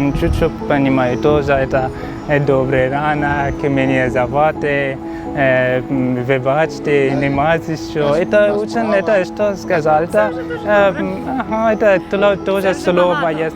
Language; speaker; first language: Russian; non-native, learner; Persian